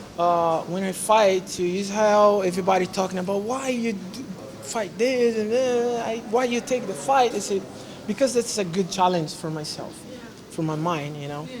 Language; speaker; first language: English; non-native, learner; Portuguese